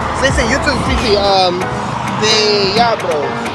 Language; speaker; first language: Spanish; non-native, learner; English